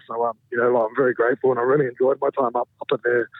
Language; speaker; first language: English; native; English